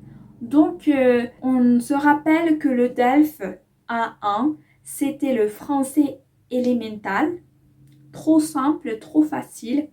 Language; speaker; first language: French; non-native, fluent; Spanish